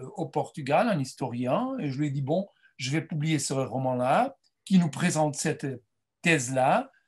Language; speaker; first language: French; non-native, fluent; Portuguese